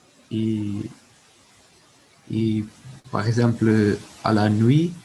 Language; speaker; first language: French; non-native, learner; Portuguese